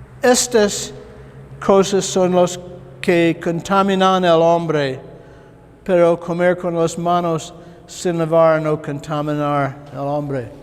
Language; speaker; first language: Spanish; non-native, learner; English